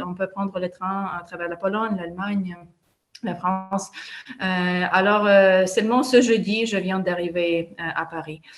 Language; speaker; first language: French; non-native, fluent; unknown